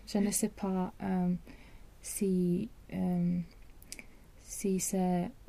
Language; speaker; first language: French; non-native, learner; Latvian